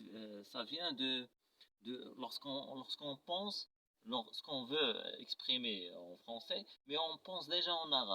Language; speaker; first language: French; non-native, local second language; Arabic